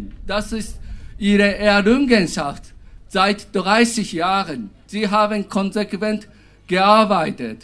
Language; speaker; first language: German; non-native, fluent; Japanese